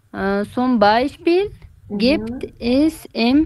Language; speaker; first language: German; non-native, learner; Persian